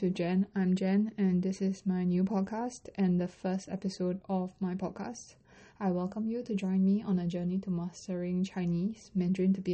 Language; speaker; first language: English; non-native, local second language; Chinese